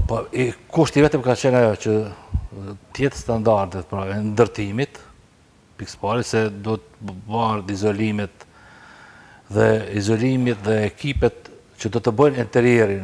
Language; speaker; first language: Albanian; native; Albanian